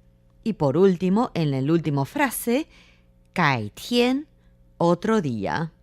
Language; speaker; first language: Spanish; non-native, fluent; Chinese